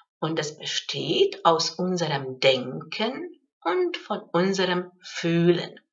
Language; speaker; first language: German; non-native, fluent; Hungarian